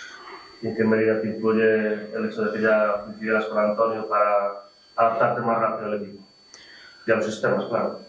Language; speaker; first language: Spanish; native; Spanish